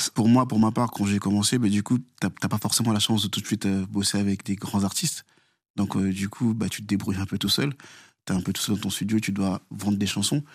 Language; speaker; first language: French; early bilingual, other home language; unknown